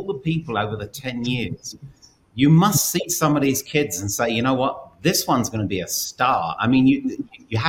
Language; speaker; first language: English; native; English